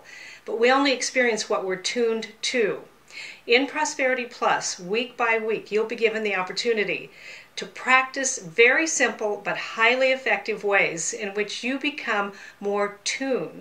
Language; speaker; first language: English; native; English